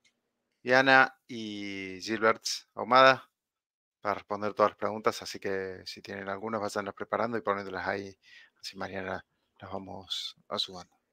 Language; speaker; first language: Spanish; native; Spanish